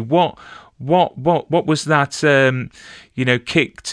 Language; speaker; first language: English; native; English